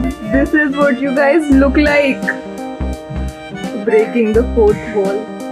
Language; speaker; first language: English; non-native, local second language; Hindi